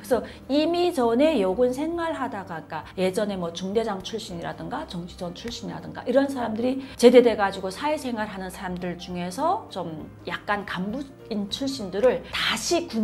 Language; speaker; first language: Korean; native; Korean